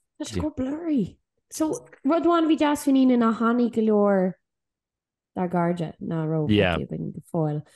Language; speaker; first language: Irish; native; Irish